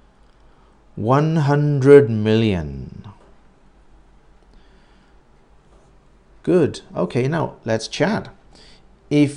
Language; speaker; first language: English; native; English